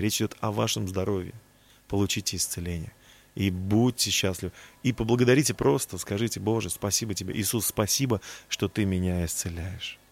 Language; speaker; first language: Russian; native; Russian